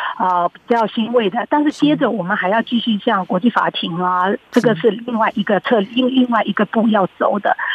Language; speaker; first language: Chinese; early bilingual, heritage; Chinese